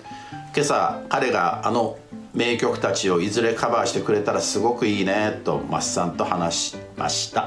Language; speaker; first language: Japanese; native; Japanese